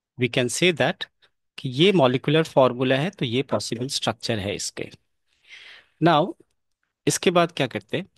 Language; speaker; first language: Hindi; native; Hindi